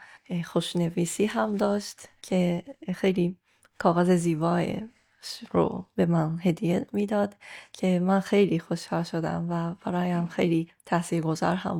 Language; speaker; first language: Persian; non-native, fluent; Japanese